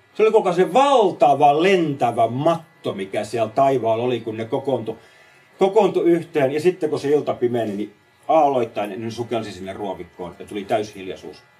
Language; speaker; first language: Finnish; native; Finnish